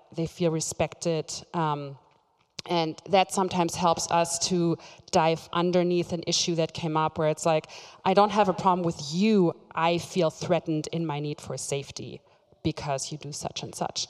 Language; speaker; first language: English; non-native, fluent; German